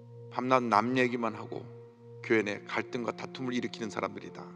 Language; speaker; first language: Korean; native; Korean